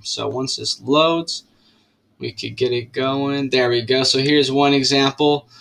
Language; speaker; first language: English; native; English